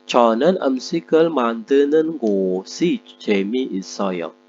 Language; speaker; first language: Korean; non-native, fluent; Indonesian